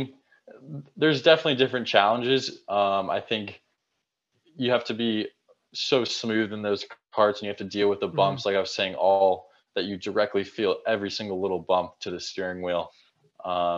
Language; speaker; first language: English; native; English